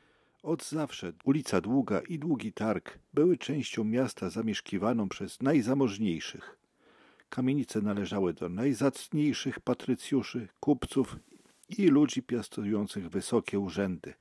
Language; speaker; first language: Polish; native; Polish